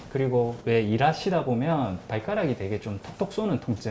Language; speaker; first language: Korean; native; Korean